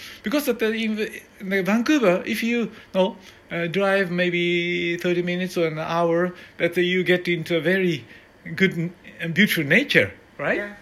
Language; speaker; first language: English; non-native, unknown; Japanese